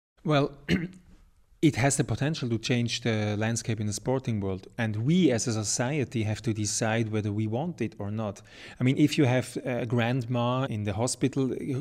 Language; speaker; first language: English; non-native, fluent; German